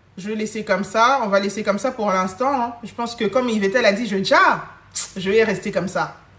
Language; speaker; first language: French; early bilingual, other home language; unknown